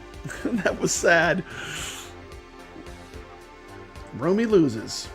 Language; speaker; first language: English; native; English